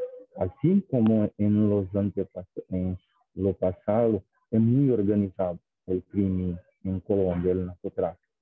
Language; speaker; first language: Spanish; non-native, fluent; Portuguese